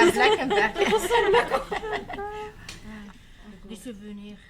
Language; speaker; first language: French; non-native, fluent; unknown